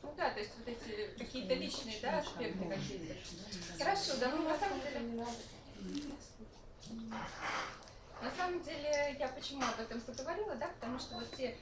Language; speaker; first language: Russian; native; Russian